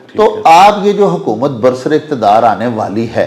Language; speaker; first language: Urdu; non-native, local second language; Punjabi